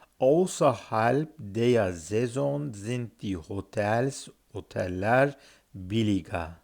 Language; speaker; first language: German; non-native, fluent; Turkish